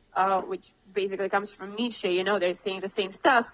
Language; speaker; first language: English; non-native, fluent; Russian